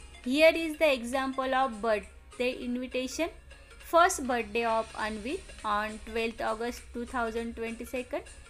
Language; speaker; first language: English; non-native, local second language; Marathi